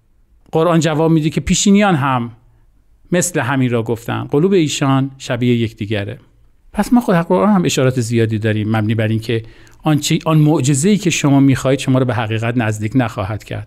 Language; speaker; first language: Persian; native; Persian